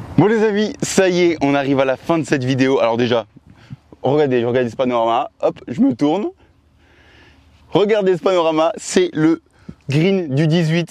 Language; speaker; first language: French; native; French